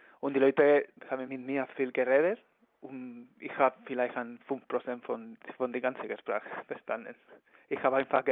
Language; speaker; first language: German; non-native, learner; Spanish